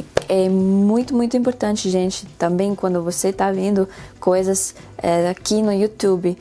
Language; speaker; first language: Portuguese; non-native, fluent; Spanish